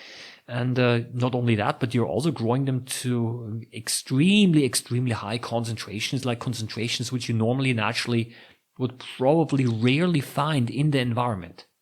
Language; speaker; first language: English; non-native, fluent; German